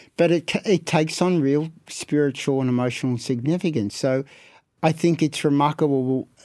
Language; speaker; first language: English; native; English